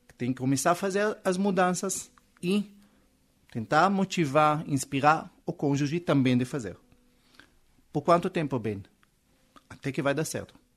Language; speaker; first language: Portuguese; non-native, fluent; Hebrew